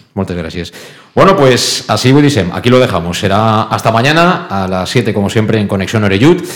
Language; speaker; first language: Spanish; non-native, local second language; Catalan